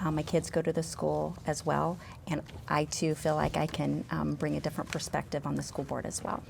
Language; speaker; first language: English; native; English